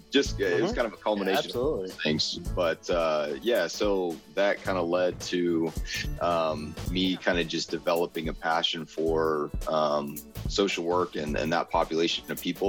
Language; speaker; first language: English; native; English